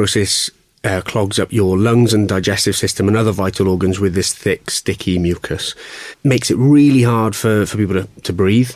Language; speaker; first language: English; native; English